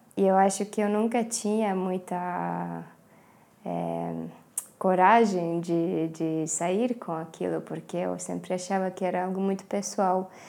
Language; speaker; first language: Portuguese; non-native, fluent; Estonian